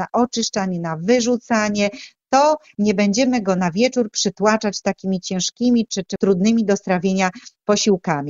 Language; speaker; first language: Polish; native; Polish